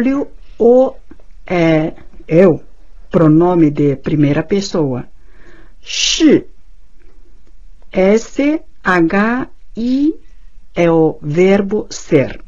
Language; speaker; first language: Portuguese; non-native, fluent; Chinese